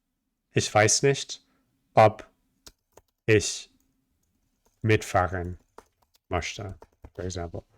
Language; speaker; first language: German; non-native, fluent; English